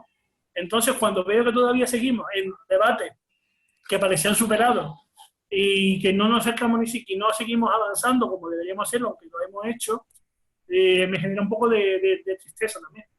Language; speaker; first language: Spanish; native; Spanish